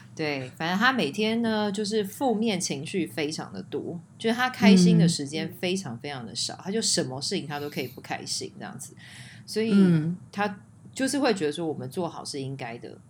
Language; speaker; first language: Chinese; native; Chinese